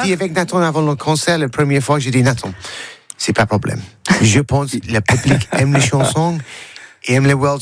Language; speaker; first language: French; non-native, learner; English